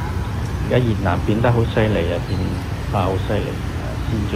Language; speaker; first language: Chinese; early bilingual, heritage; Cantonese